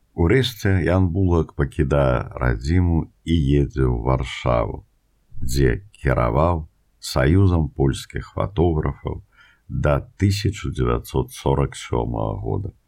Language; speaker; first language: Belarusian; native; Belarusian